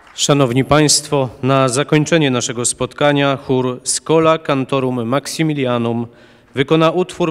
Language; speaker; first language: Polish; native; Polish